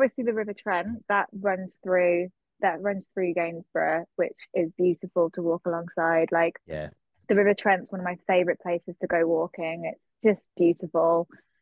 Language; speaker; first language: English; native; English